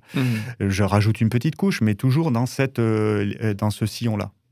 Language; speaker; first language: French; native; French